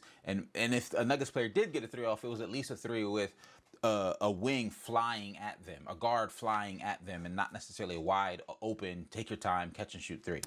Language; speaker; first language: English; native; English